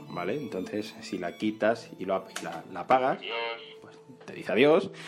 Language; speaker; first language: Spanish; native; Spanish